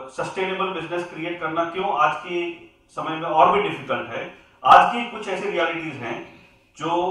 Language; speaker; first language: Hindi; non-native, local second language; Gujarati